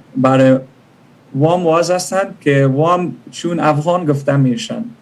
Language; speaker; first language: Persian; early bilingual, other home language; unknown